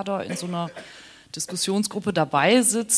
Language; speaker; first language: German; native; German